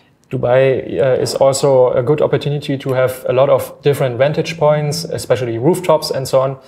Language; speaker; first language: English; non-native, fluent; German